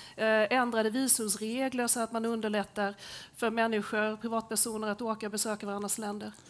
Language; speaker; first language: Swedish; native; Swedish